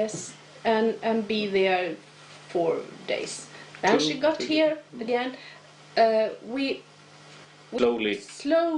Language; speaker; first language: English; non-native, fluent; Swedish